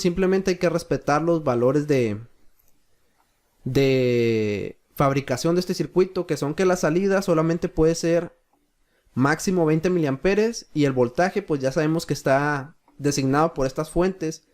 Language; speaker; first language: Spanish; native; Spanish